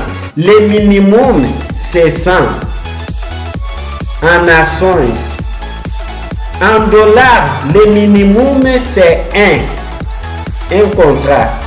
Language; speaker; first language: French; non-native, fluent; Portuguese